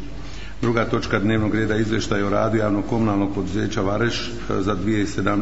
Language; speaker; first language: Croatian; native; Croatian